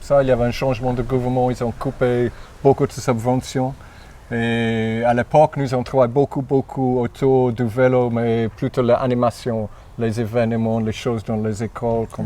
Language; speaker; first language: French; non-native, fluent; English